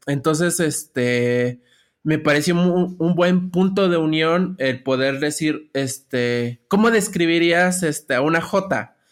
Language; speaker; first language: Spanish; native; Spanish